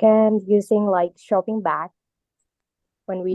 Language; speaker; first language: English; non-native, learner; Indonesian